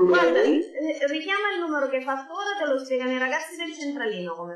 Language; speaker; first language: Italian; native; Italian